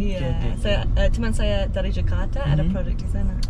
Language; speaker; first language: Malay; non-native, learner; English